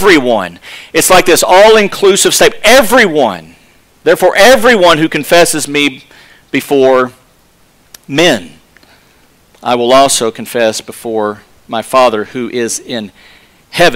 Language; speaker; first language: English; native; English